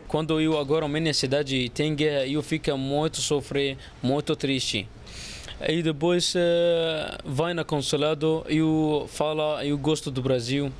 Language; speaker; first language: Portuguese; non-native, learner; Arabic